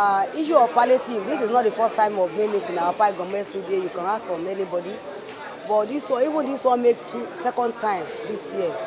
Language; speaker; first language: English; non-native, local second language; Yoruba